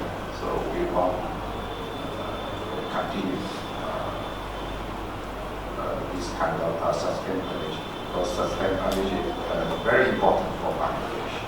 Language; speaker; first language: English; non-native, learner; Chinese